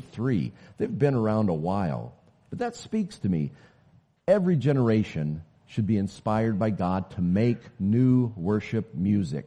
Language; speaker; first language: English; native; English